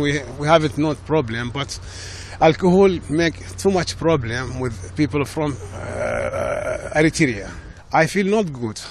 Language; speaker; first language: English; non-native, learner; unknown